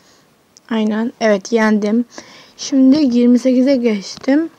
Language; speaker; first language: Turkish; native; Turkish